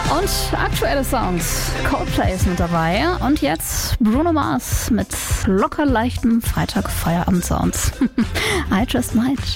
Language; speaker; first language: German; native; German